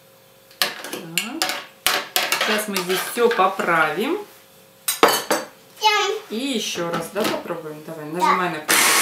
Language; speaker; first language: Russian; native; Russian